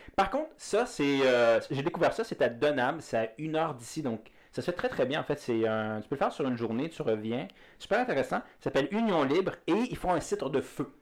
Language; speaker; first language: French; native; French